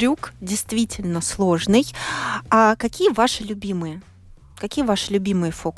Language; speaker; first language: Russian; native; Russian